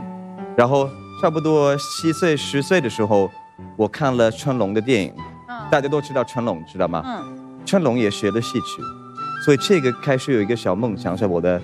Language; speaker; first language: Chinese; non-native, fluent; Swedish